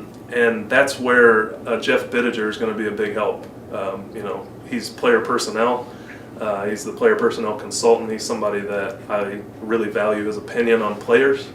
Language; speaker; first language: English; native; English